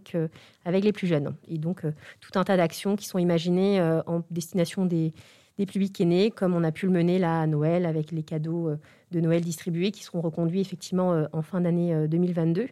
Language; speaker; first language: French; native; French